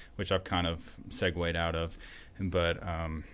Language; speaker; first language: English; native; English